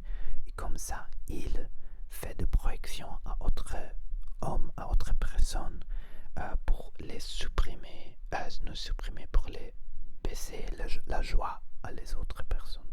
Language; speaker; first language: French; non-native, learner; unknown